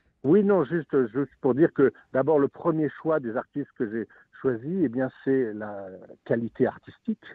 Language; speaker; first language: French; native; French